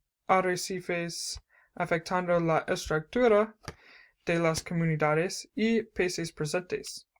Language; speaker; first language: Spanish; non-native, learner; English